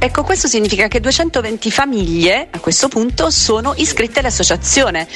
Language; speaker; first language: Italian; native; Italian